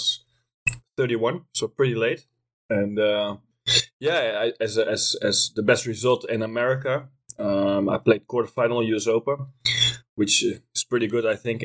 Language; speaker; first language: English; non-native, fluent; Dutch